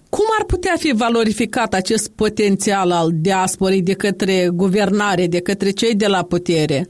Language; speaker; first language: Romanian; native; Romanian